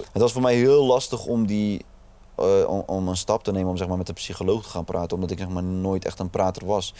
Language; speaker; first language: Dutch; early bilingual, other home language; Arabic